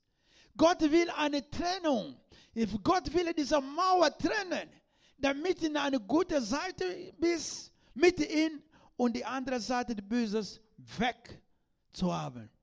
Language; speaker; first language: German; non-native, learner; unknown